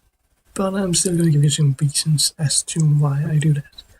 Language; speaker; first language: English; non-native, fluent; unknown